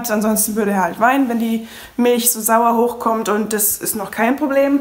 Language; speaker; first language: German; native; German